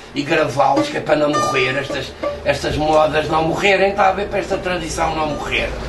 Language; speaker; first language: Portuguese; native; Portuguese